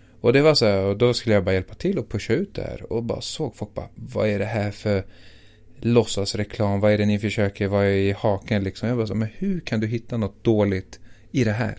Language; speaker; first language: Swedish; early bilingual, other home language; Assyrian Neo-Aramaic